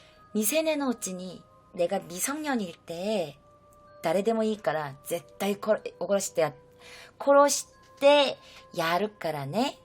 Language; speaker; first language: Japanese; non-native, fluent; Korean